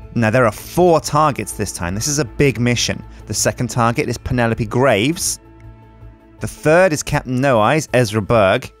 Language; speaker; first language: English; native; English